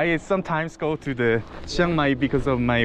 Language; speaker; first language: English; non-native, learner; Korean